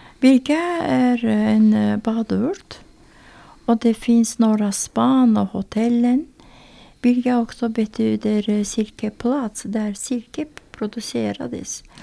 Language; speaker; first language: Swedish; non-native, learner; Azerbaijani